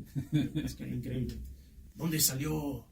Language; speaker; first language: Spanish; non-native, fluent; Portuguese